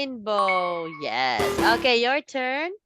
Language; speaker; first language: English; non-native, fluent; Filipino